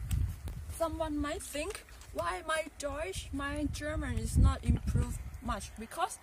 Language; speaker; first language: English; non-native, learner; Thai